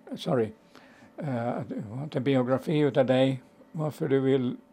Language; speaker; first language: English; non-native, fluent; Swedish